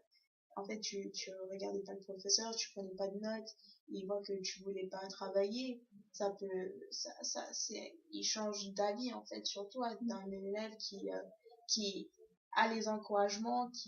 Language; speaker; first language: French; early bilingual, other home language; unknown